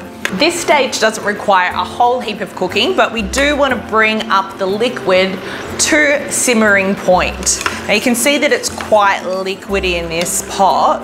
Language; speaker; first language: English; native; English